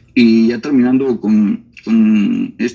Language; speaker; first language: Spanish; native; Spanish